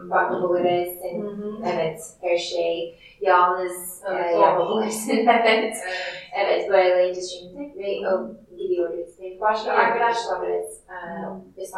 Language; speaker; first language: Turkish; non-native, learner; English